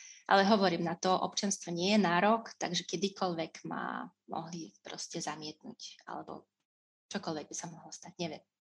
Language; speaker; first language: Slovak; non-native, fluent; Russian